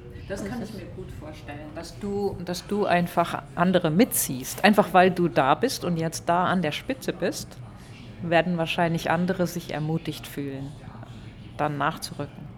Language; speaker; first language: German; native; German